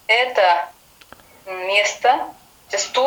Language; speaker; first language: Russian; non-native, learner; Kyrgyz